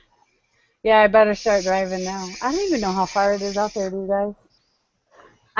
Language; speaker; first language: English; native; English